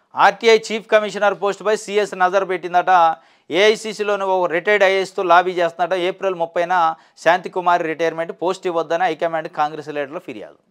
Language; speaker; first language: Telugu; native; Telugu